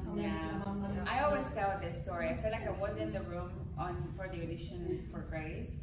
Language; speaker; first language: English; non-native, fluent; Italian